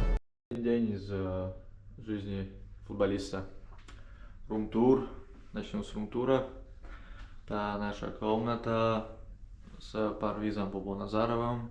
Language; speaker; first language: Russian; non-native, local second language; Tajik